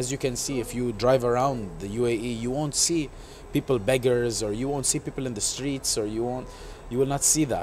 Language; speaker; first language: English; non-native, local second language; Arabic